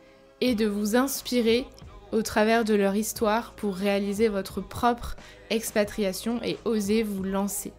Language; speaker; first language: French; native; French